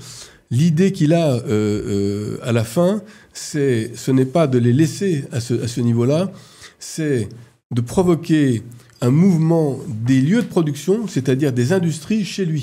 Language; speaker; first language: French; native; French